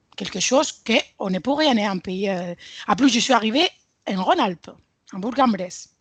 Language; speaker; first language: French; non-native, fluent; Spanish